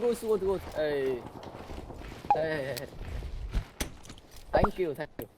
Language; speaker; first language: English; non-native, learner; Vietnamese